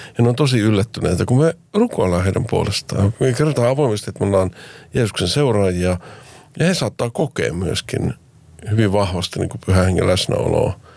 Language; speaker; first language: Finnish; native; Finnish